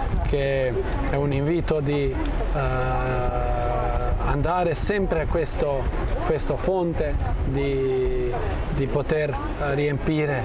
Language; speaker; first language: Italian; non-native, fluent; Croatian